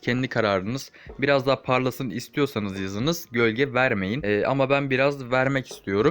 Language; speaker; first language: Turkish; native; Turkish